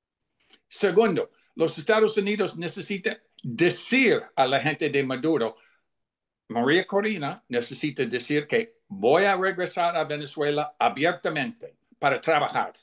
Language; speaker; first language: Spanish; non-native, fluent; English